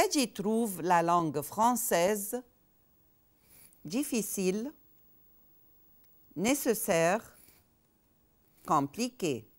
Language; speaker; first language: French; non-native, fluent; Arabic